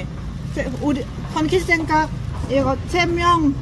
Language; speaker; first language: Korean; non-native, learner; Lao